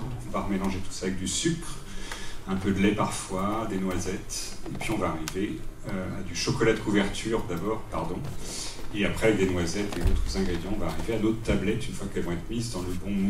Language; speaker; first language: French; native; French